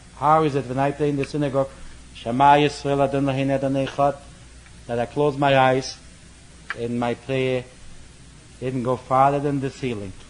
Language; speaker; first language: English; non-native, fluent; Polish